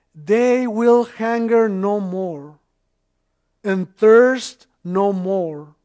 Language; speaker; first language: English; non-native, fluent; Spanish